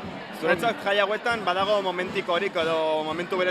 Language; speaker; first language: Basque; native; Basque